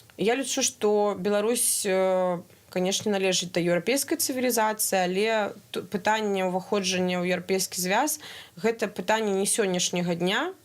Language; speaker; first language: Belarusian; non-native, local second language; Russian